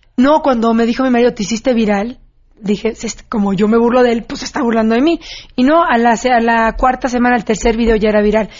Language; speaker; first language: Spanish; native; Spanish